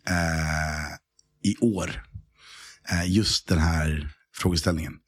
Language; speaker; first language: Swedish; early bilingual, other home language; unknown